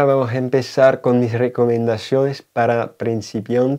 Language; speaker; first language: Spanish; non-native, fluent; French